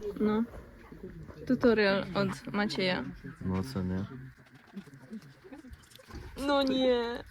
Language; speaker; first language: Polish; non-native, fluent; Ukrainian